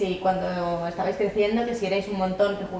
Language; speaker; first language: Spanish; native; Spanish